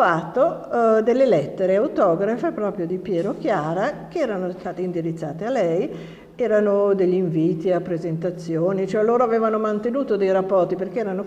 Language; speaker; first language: Italian; native; Italian